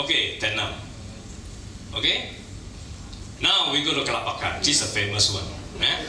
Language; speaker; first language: English; non-native, local second language; Chinese